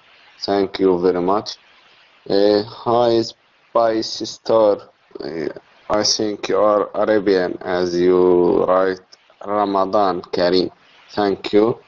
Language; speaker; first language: English; non-native, learner; Arabic